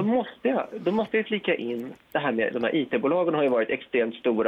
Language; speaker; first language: Swedish; native; Swedish